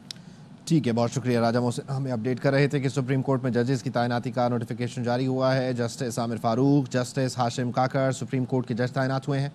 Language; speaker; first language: Urdu; native; Urdu